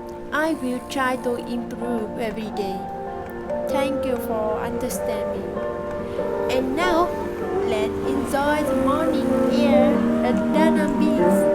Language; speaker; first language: English; non-native, learner; Vietnamese